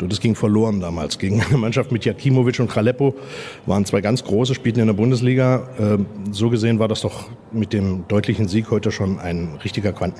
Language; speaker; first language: German; native; German